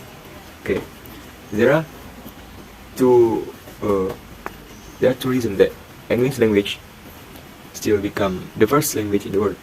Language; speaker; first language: English; non-native, learner; Indonesian